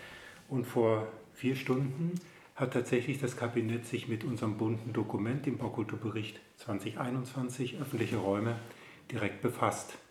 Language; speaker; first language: German; native; German